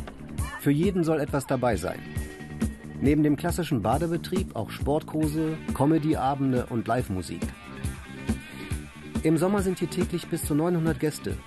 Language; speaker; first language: German; native; German